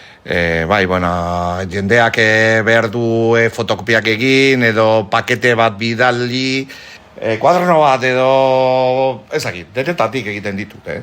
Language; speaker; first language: Basque; non-native, local second language; Spanish